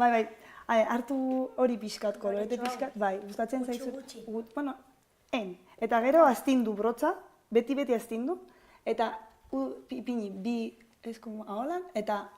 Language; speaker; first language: Basque; non-native, learner; Spanish